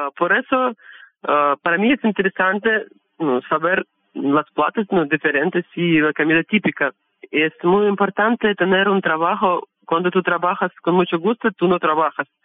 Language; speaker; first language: Spanish; non-native, learner; Russian